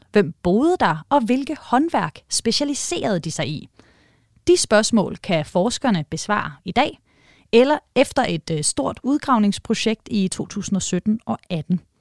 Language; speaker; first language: Danish; native; Danish